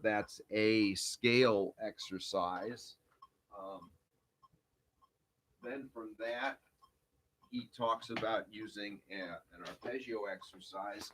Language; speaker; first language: English; native; English